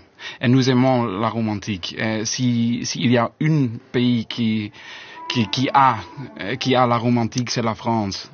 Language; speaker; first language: French; non-native, learner; Dutch